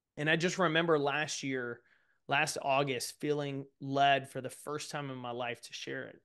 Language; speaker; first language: English; native; English